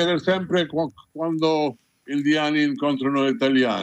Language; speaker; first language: Italian; non-native, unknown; Hindi